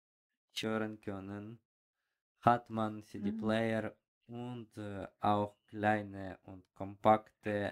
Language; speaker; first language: German; non-native, learner; Ukrainian